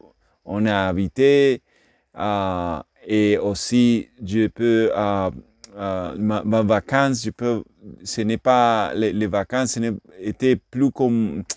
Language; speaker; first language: French; non-native, learner; English